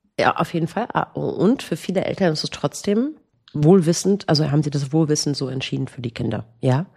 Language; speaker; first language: German; native; German